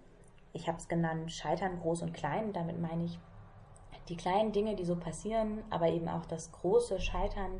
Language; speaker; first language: German; native; German